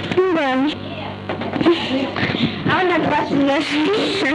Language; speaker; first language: Russian; native; Russian